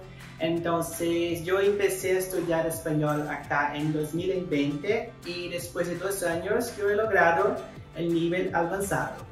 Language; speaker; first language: Spanish; non-native, fluent; Portuguese